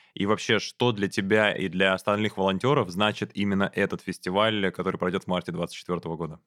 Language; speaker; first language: Russian; native; Russian